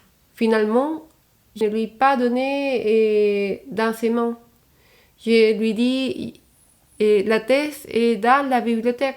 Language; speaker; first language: French; non-native, fluent; Spanish